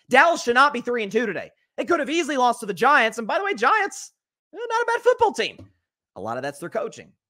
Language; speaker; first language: English; native; English